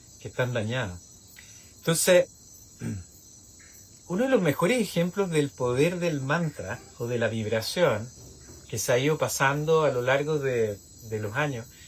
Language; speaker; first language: Spanish; native; Spanish